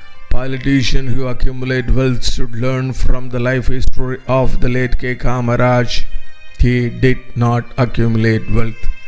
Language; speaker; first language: English; non-native, local second language; Tamil